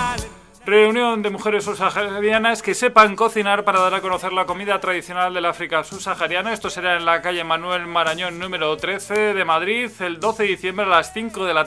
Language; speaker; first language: Spanish; native; Spanish